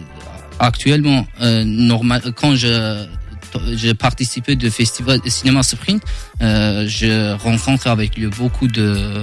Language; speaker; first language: French; non-native, learner; Kurdish